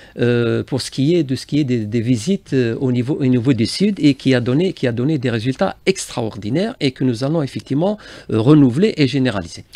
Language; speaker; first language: French; non-native, local second language; Arabic